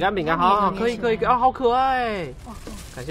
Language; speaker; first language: Chinese; native; Chinese